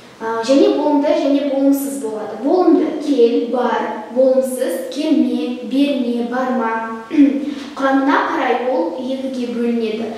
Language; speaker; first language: Kazakh; non-native, local second language; Russian